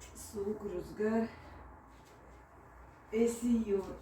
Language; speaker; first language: Turkish; non-native, learner; Russian